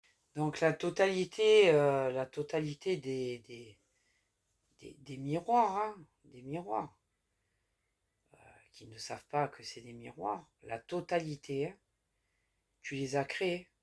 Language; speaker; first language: French; native; French